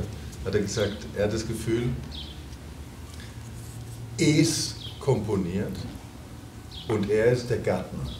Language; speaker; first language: German; native; German